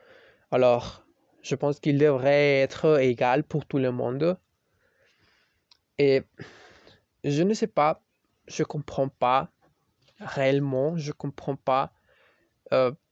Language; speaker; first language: French; non-native, learner; Spanish